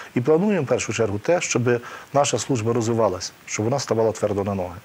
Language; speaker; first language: Ukrainian; native; Ukrainian